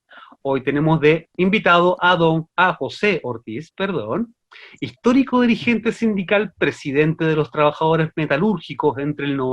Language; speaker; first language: Spanish; native; Spanish